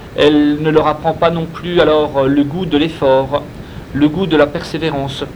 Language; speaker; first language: French; non-native, fluent; Spanish